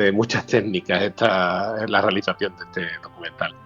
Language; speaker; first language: Spanish; native; Spanish